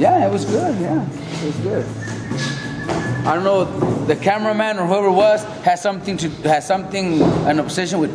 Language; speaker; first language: English; native; English